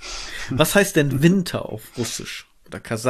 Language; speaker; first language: German; native; German